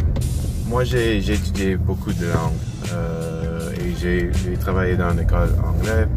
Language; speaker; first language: French; non-native, learner; English